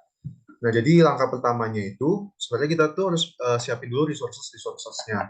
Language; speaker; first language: Indonesian; native; Indonesian